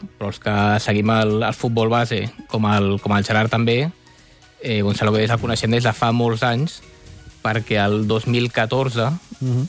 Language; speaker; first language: Catalan; native; Catalan